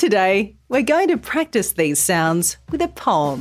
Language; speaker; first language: English; native; English